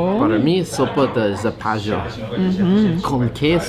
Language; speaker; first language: Spanish; non-native, learner; English